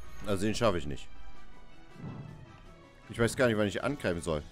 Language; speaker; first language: German; native; German